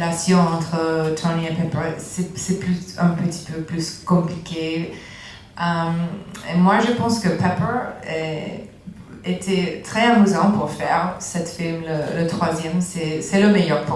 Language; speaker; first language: French; non-native, learner; English